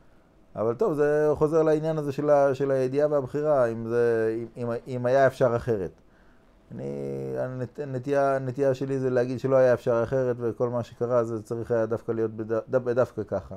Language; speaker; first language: Hebrew; non-native, fluent; English